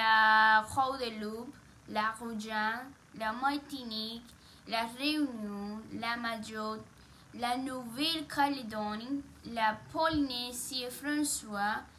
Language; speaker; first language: French; non-native, learner; Spanish